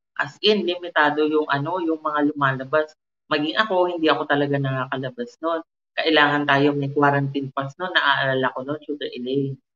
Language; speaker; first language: Filipino; native; Filipino